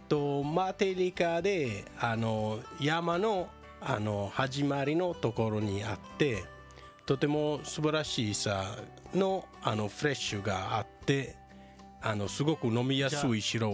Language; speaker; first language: Japanese; non-native, fluent; Italian